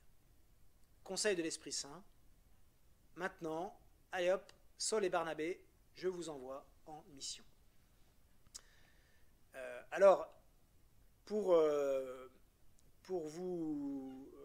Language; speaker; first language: French; native; French